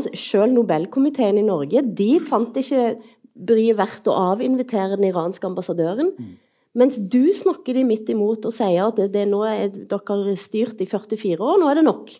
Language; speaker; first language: Norwegian; native; Norwegian